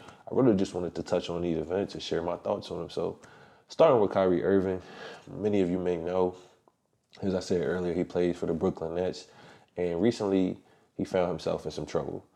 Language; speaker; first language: English; native; English